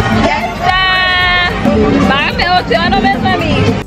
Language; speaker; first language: Spanish; non-native, learner; Haitian Creole